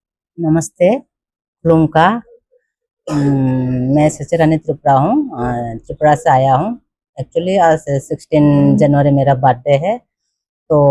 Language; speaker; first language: Hindi; non-native, local second language; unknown